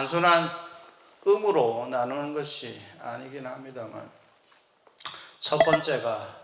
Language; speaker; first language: Korean; native; Korean